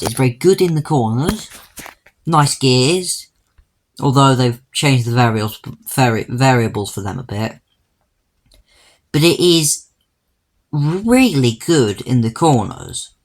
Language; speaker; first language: English; native; English